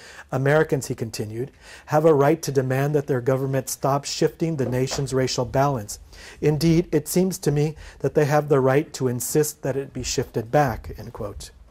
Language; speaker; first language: English; native; English